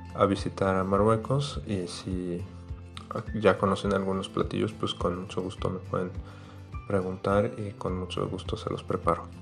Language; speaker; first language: Spanish; non-native, fluent; Arabic